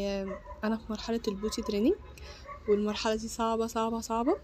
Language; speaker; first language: Arabic; native; Arabic